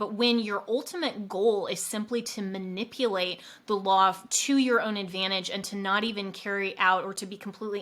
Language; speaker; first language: English; native; English